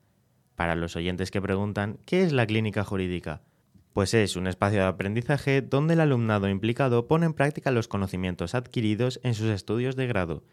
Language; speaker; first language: Spanish; native; Spanish